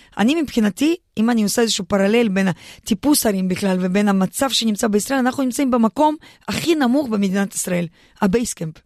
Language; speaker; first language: Hebrew; non-native, fluent; Russian